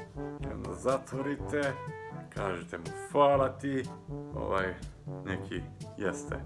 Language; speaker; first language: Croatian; non-native, local second language; Hungarian